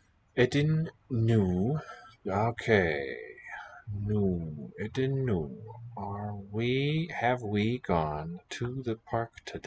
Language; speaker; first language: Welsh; non-native, learner; English